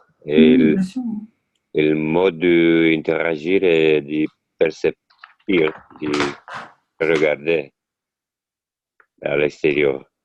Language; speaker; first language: French; non-native, learner; Italian